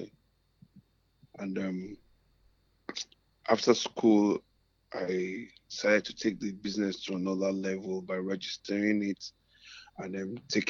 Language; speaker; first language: English; non-native, local second language; Yoruba